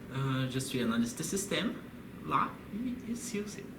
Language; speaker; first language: French; non-native, learner; Spanish